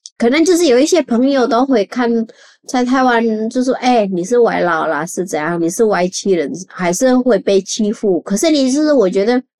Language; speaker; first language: Chinese; non-native, fluent; Javanese